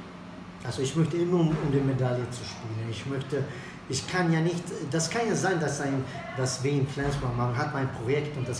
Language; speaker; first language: German; non-native, fluent; Swedish